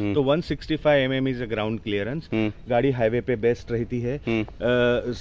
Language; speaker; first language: Hindi; non-native, local second language; Marathi